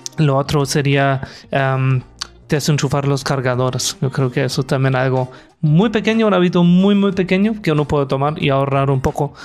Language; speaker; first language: Spanish; non-native, fluent; German